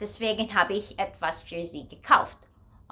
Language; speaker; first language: German; non-native, learner; Filipino